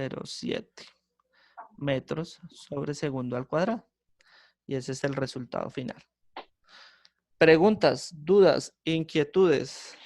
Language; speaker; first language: Spanish; native; Spanish